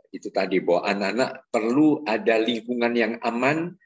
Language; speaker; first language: Indonesian; native; Indonesian